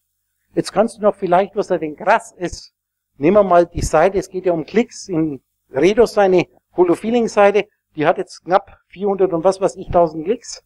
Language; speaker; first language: German; native; German